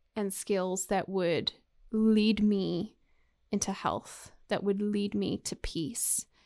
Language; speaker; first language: English; native; English